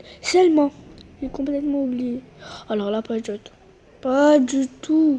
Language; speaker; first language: French; non-native, local second language; Arabic